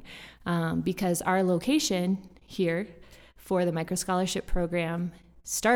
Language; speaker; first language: English; native; English